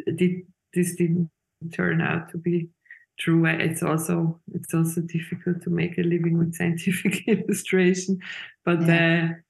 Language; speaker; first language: English; non-native, fluent; Swiss German